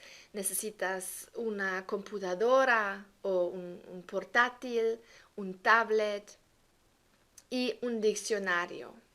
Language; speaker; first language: Spanish; non-native, fluent; German